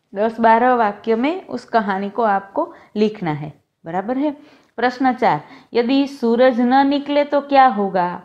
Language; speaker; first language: Hindi; non-native, local second language; Gujarati